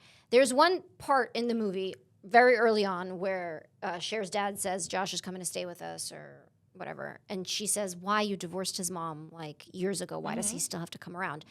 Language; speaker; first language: English; native; English